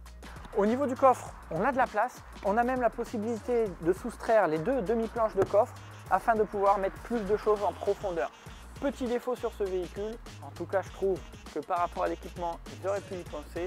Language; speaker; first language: French; native; French